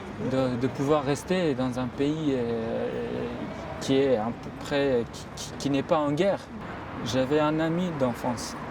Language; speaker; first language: French; non-native, fluent; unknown